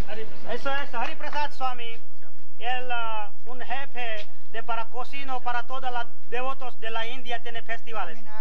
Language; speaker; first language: Spanish; non-native, learner; Gujarati